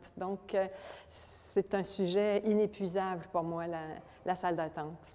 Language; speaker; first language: French; native; French